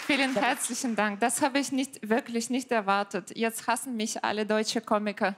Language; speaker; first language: German; non-native, fluent; Ukrainian